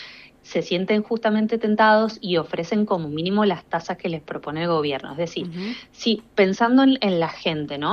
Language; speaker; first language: Spanish; native; Spanish